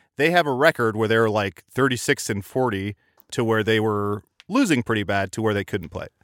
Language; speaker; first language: English; native; English